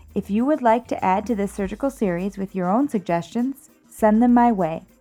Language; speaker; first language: English; native; English